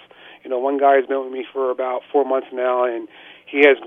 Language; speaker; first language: English; native; English